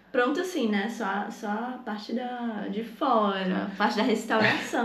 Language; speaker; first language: Portuguese; native; Portuguese